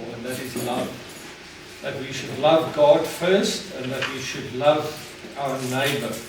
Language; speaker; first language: English; non-native, local second language; Afrikaans